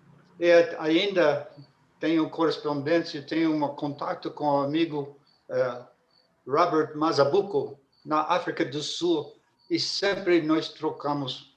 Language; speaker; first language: Portuguese; non-native, fluent; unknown